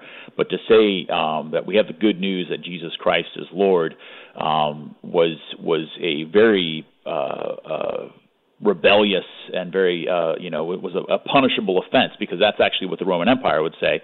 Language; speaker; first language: English; native; English